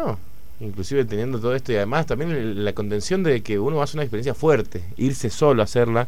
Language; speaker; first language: Spanish; native; Spanish